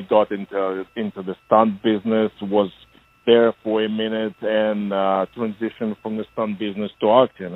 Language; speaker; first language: English; non-native, fluent; Ukrainian